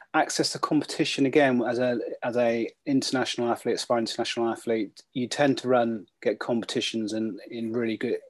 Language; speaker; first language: English; native; English